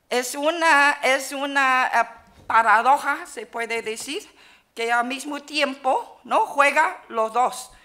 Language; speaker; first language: Spanish; non-native, fluent; Chinese